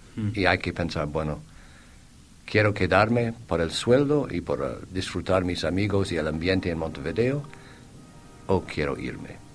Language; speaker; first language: Spanish; non-native, fluent; English